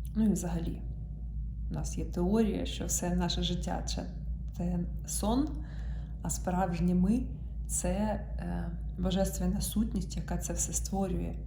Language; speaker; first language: Ukrainian; non-native, local second language; Russian